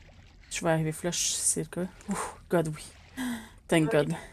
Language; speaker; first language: French; native; French